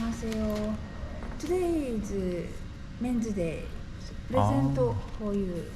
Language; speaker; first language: English; non-native, learner; Korean